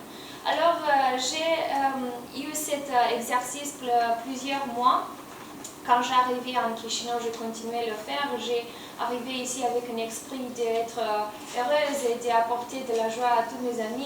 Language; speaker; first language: French; non-native, learner; Romanian